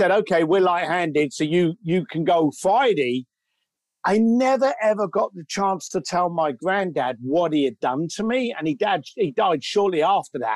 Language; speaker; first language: English; native; English